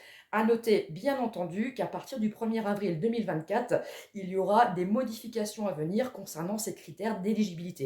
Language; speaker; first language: French; native; French